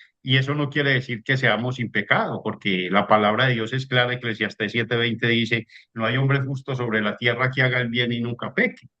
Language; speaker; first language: Spanish; native; Spanish